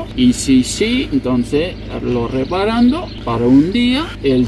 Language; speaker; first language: Spanish; non-native, local second language; Plautdietsch